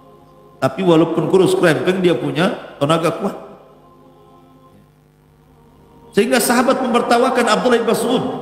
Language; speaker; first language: Indonesian; native; Indonesian